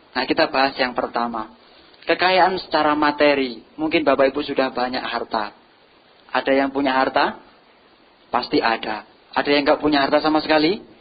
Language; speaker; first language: Indonesian; non-native, local second language; Javanese